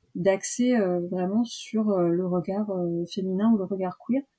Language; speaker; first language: French; native; French